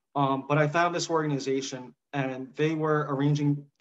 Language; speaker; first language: English; native; English